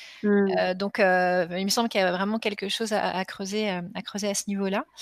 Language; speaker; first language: French; native; French